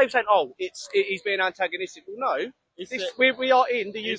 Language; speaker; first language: English; native; English